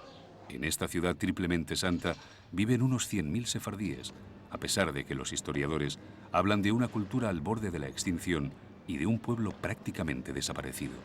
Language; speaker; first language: Spanish; native; Spanish